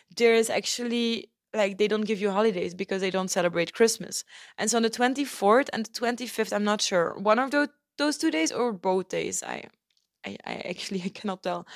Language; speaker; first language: English; non-native, fluent; Dutch